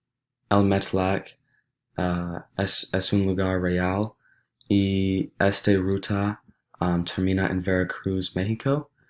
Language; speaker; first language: Spanish; non-native, learner; English